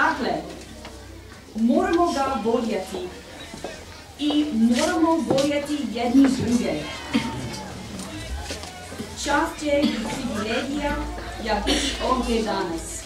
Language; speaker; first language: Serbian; non-native, learner; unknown